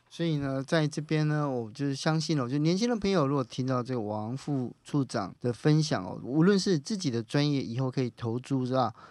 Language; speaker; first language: Chinese; native; Chinese